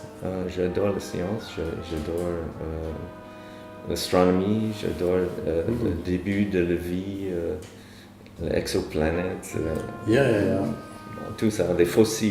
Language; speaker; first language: French; non-native, fluent; English